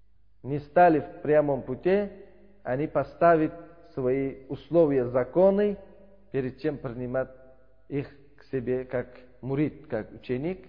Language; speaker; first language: Russian; non-native, learner; Uzbek